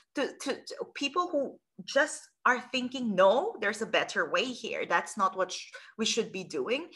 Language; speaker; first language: English; non-native, local second language; Filipino